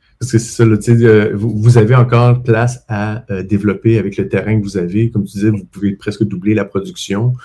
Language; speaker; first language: French; native; French